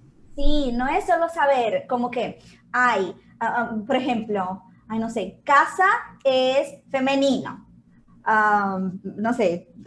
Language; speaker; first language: Spanish; non-native, fluent; Portuguese